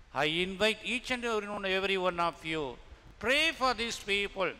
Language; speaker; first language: English; non-native, local second language; Tamil